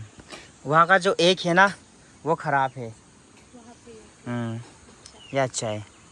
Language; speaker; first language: Hindi; non-native, local second language; Garo